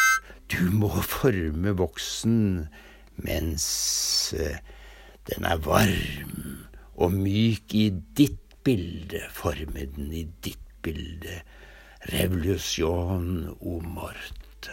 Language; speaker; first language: Norwegian; native; Norwegian